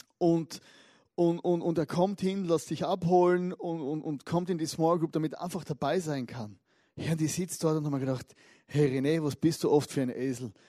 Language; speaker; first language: German; native; German